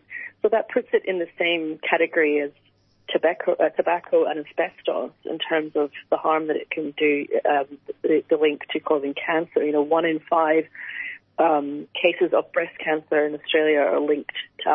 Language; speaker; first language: English; native; English